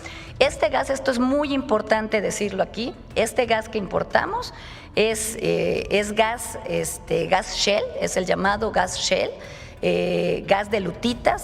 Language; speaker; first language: Spanish; native; Spanish